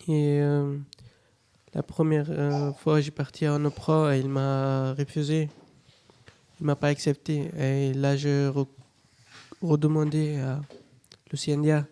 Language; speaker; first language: French; non-native, learner; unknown